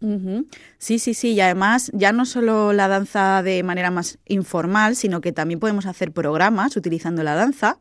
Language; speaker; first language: Spanish; native; Spanish